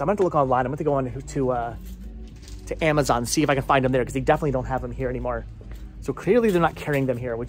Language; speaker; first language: English; native; English